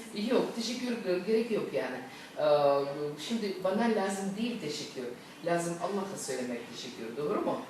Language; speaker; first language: Turkish; non-native, learner; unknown